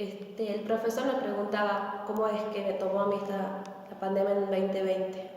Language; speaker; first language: Spanish; native; Spanish